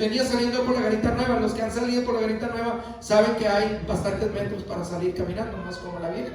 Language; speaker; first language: Spanish; native; Spanish